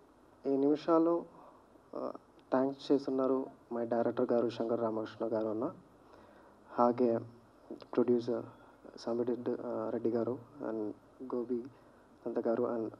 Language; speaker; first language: Telugu; non-native, learner; Malayalam